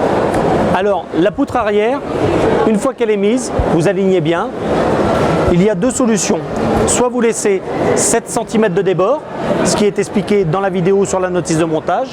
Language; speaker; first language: French; native; French